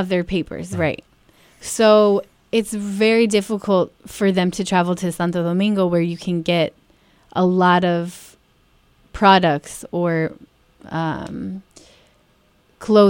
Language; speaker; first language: English; native; English